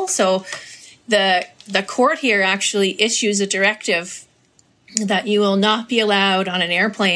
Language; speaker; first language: English; native; English